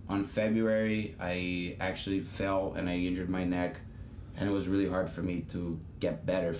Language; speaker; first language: English; non-native, fluent; Portuguese